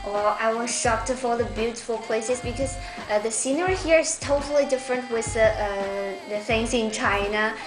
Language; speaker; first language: English; non-native, learner; Chinese